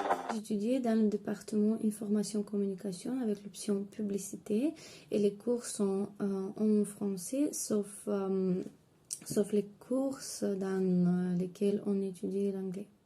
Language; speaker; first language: French; non-native, fluent; Bulgarian